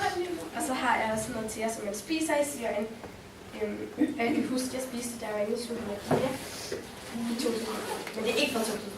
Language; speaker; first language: Danish; early bilingual, heritage; Danish